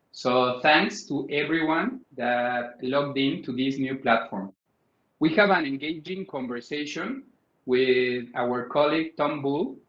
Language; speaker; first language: English; non-native, fluent; Spanish